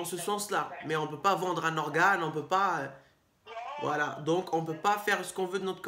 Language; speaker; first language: French; native; French